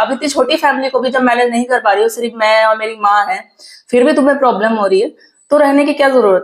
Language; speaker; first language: Hindi; native; Hindi